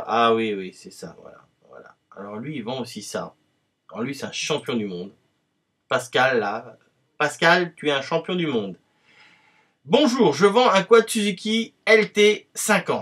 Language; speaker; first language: French; native; French